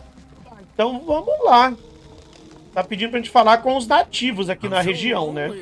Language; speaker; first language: Portuguese; native; Portuguese